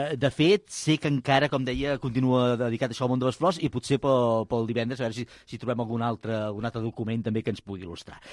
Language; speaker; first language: Catalan; native; Catalan